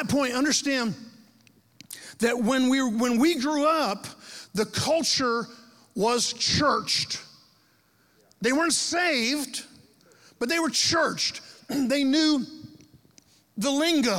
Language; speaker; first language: English; native; English